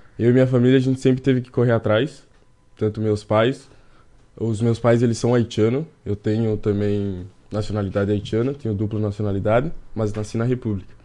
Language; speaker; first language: Portuguese; early bilingual, other home language; Haitian Creole